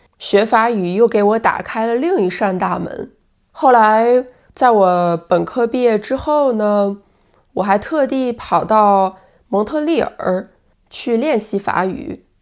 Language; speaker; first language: Chinese; native; Chinese